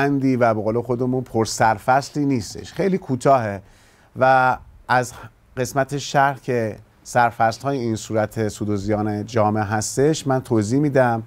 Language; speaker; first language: Persian; native; Persian